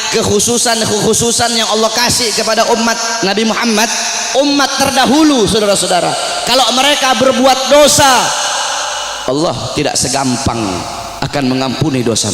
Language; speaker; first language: Indonesian; native; Indonesian